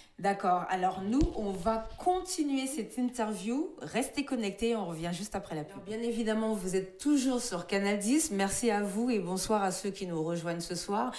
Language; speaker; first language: French; native; French